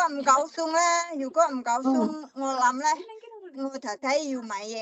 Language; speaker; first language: Cantonese; non-native, learner; Indonesian